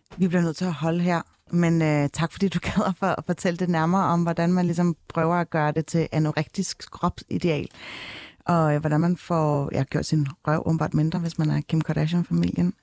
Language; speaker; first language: Danish; early bilingual, other home language; Turkish